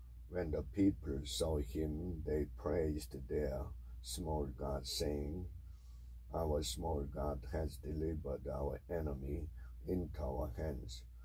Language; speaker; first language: English; non-native, fluent; Korean